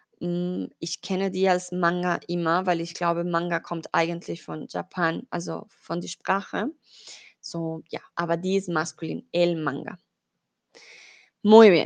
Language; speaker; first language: German; non-native, learner; Spanish